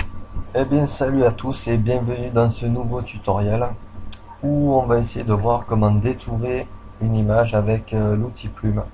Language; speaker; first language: French; native; French